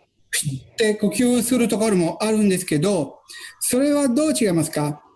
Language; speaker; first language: Japanese; non-native, fluent; Italian